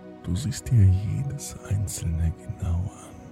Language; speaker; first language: German; native; German